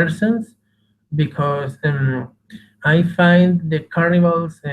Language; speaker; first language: English; non-native, learner; Spanish